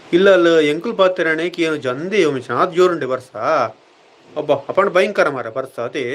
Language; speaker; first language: Kannada; non-native, local second language; Tulu